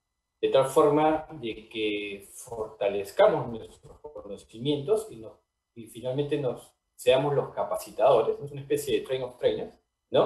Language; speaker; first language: Spanish; native; Spanish